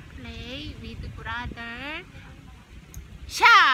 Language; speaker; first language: English; non-native, learner; Korean